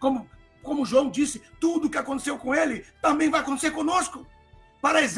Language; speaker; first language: Portuguese; native; Portuguese